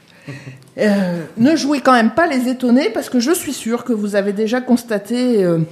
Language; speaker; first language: French; native; French